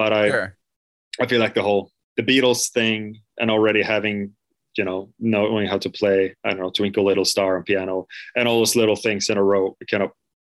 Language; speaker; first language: English; non-native, fluent; Swedish